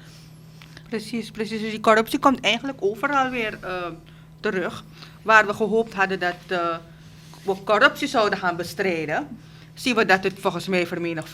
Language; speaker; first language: Dutch; native; Dutch